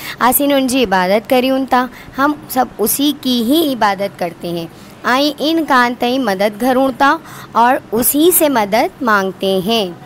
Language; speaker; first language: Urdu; non-native, local second language; Sindhi